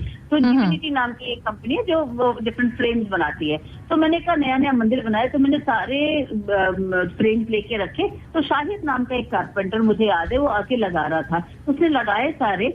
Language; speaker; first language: Hindi; non-native, local second language; Tamil